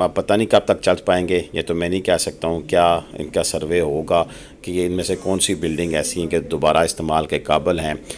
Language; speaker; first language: Urdu; non-native, local second language; Pahari-Potwari